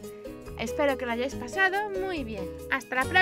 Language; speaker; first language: Spanish; native; Spanish